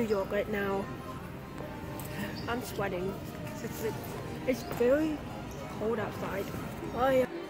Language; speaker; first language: English; early bilingual, other home language; Thai